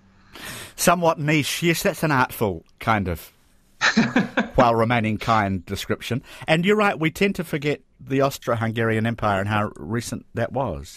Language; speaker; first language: English; native; English